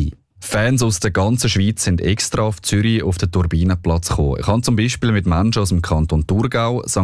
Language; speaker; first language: German; native; German